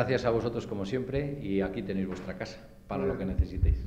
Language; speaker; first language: Spanish; native; Spanish